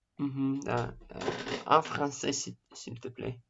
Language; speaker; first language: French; non-native, fluent; Russian